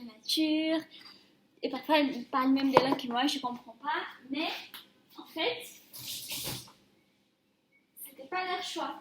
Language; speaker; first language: French; non-native, fluent; Portuguese